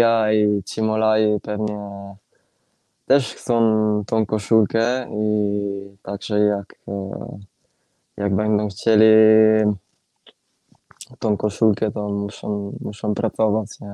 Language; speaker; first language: Polish; non-native, fluent; Italian